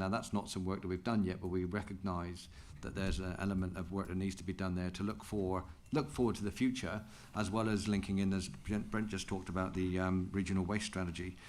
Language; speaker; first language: English; native; English